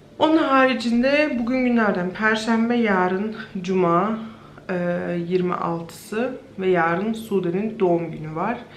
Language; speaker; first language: Turkish; early bilingual, heritage; Turkish